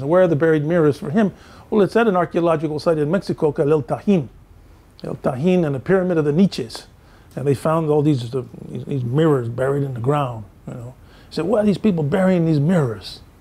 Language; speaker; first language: English; early bilingual, other home language; Spanish